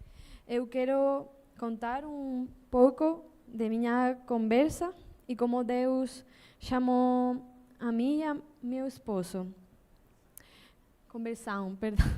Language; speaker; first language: Portuguese; non-native, learner; Spanish